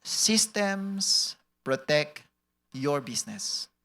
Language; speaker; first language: English; non-native, local second language; Filipino